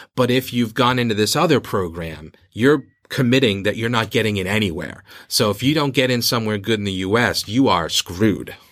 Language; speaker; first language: English; native; English